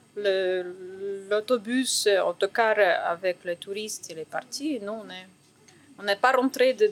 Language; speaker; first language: French; non-native, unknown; Ukrainian